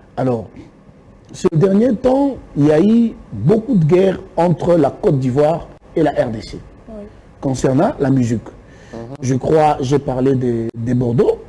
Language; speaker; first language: French; non-native, local second language; Lingala